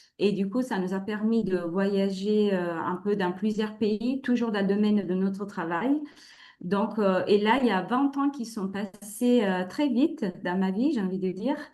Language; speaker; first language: French; non-native, fluent; Italian